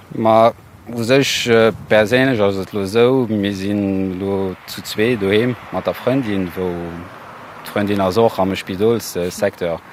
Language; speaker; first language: Luxembourgish; native; Luxembourgish